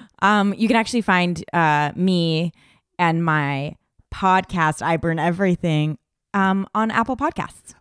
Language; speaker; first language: English; native; English